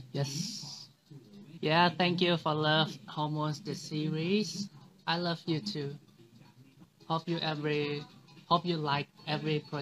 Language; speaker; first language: English; non-native, learner; Thai